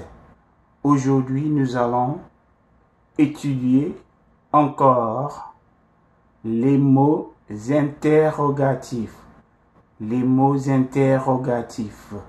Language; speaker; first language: French; non-native, fluent; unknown